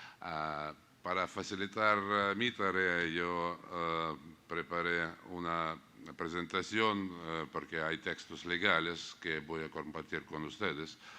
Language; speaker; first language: Spanish; non-native, fluent; Russian